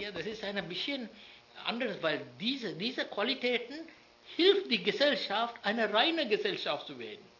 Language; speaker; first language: German; non-native, learner; Sinhala